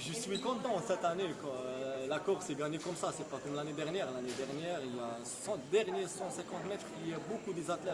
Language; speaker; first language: French; non-native, learner; Arabic